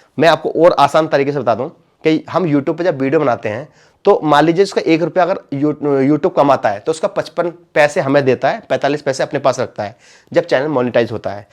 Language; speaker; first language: Hindi; native; Hindi